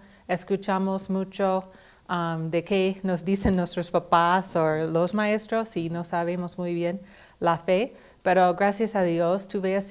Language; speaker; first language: Spanish; non-native, fluent; English